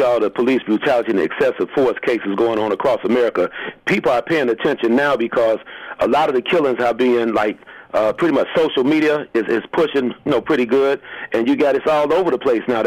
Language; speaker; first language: English; native; English